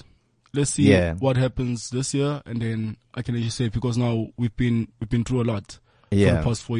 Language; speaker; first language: English; non-native, local second language; Zulu